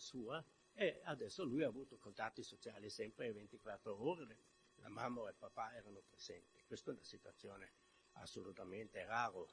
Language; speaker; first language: Italian; non-native, fluent; German